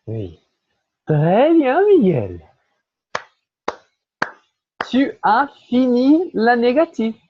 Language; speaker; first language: French; non-native, fluent; Portuguese